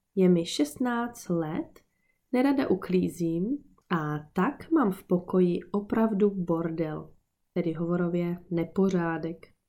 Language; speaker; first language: Czech; native; Czech